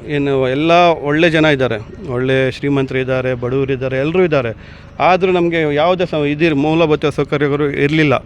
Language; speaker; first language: Kannada; non-native, local second language; Urdu